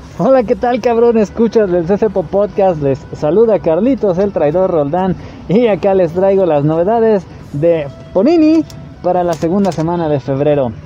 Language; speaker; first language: Spanish; native; Spanish